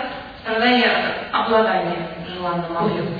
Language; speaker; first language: Russian; native; Russian